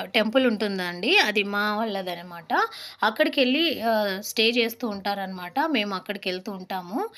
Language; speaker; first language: Telugu; non-native, local second language; Lambadi